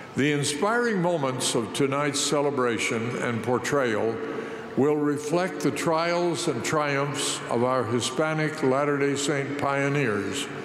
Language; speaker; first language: English; native; English